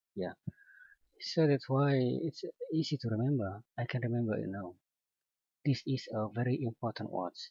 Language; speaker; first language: English; non-native, learner; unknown